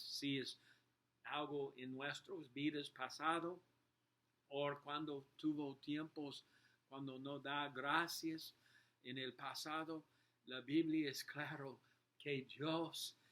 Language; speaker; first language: Spanish; non-native, learner; English